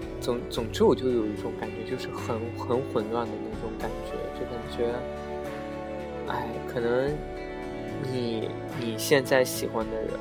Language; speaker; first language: Chinese; native; Chinese